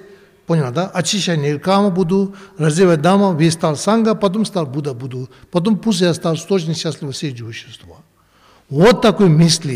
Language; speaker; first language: Russian; non-native, learner; Tibetan